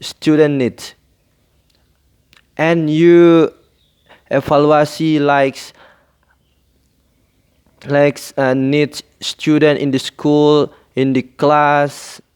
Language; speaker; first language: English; non-native, learner; Indonesian